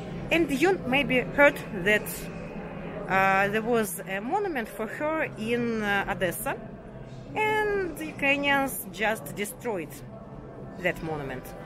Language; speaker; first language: English; non-native, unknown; Russian